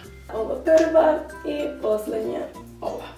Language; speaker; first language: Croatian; early bilingual, heritage; Spanish